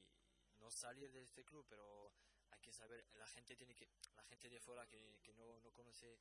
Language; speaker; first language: Spanish; non-native, fluent; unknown